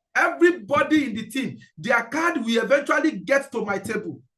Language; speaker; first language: English; non-native, local second language; Yoruba